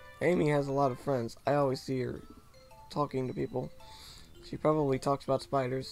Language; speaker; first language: English; native; English